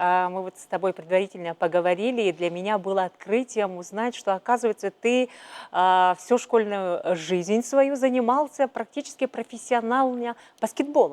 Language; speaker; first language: Russian; native; Russian